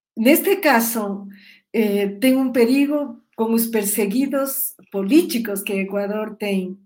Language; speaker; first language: Spanish; native; Spanish